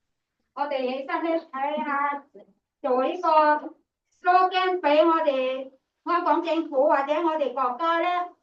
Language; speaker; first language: Cantonese; non-native, fluent; Thai